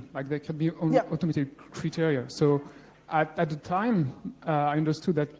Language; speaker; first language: English; non-native, fluent; French